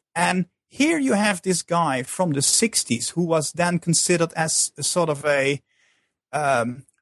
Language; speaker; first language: English; non-native, fluent; Dutch